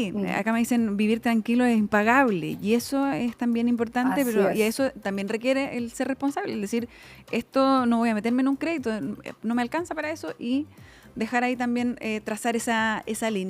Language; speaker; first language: Spanish; native; Spanish